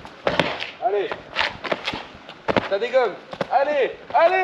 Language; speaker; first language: French; native; French